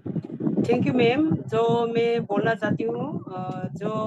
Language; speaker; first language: Hindi; non-native, local second language; Garo